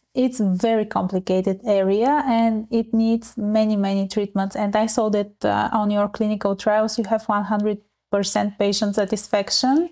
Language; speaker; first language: English; non-native, fluent; Bulgarian